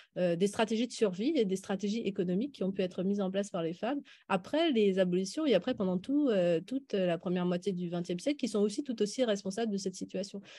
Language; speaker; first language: French; native; French